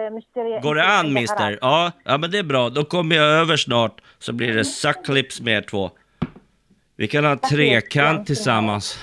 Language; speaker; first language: Swedish; native; Swedish